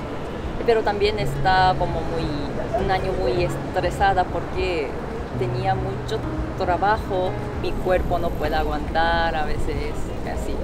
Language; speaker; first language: Spanish; non-native, fluent; Japanese